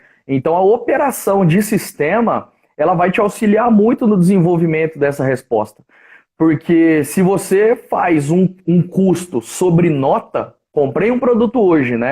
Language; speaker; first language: Portuguese; native; Portuguese